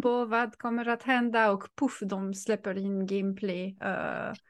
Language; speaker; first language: Swedish; non-native, fluent; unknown